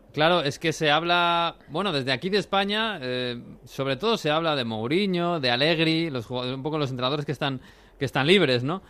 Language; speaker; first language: Spanish; native; Spanish